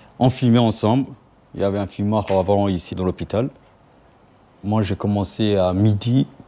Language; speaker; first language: French; non-native, local second language; Somali